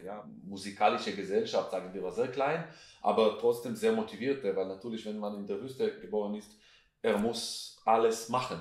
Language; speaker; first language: German; non-native, fluent; Hebrew